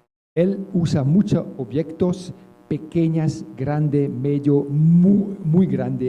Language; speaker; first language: Spanish; non-native, learner; French